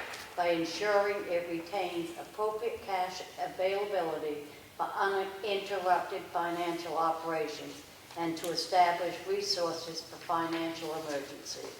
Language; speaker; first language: English; native; English